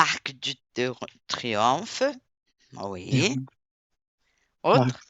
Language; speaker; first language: French; non-native, fluent; Portuguese